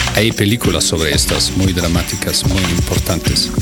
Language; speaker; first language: Spanish; non-native, fluent; German